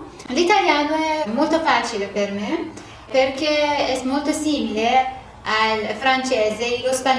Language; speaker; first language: Italian; non-native, learner; Persian